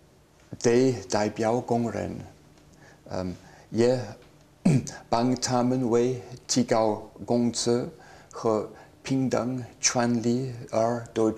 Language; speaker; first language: Chinese; non-native, learner; English